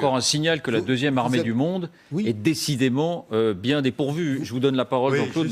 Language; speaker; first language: French; native; French